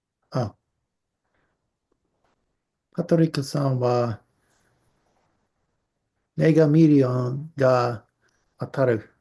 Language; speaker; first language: Japanese; non-native, learner; English